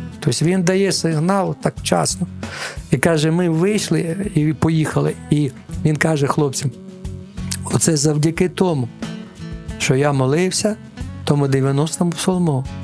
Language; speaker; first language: Ukrainian; non-native, local second language; Russian